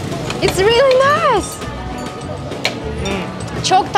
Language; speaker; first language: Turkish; non-native, learner; Kazakh